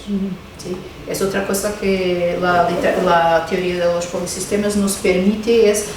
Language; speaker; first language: Spanish; non-native, fluent; Portuguese